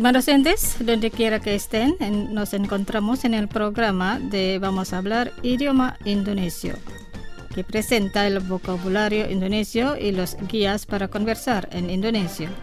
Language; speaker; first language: Spanish; non-native, fluent; Indonesian